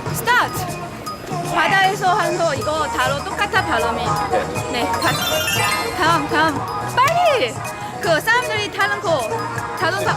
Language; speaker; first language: Korean; non-native, learner; English